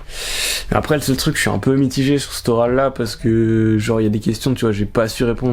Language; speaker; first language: French; native; French